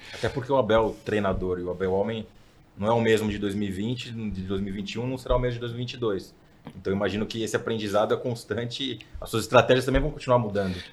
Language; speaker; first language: Portuguese; native; Portuguese